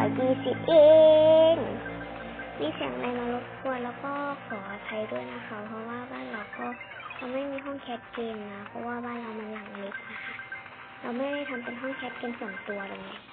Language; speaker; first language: Thai; native; Thai